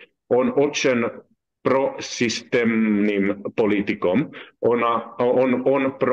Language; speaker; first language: Russian; non-native, learner; Finnish